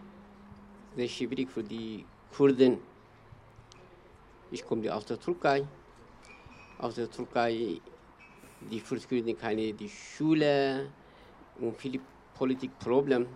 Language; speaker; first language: German; non-native, learner; Kurdish